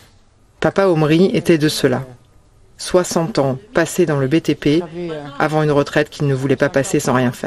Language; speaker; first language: French; native; French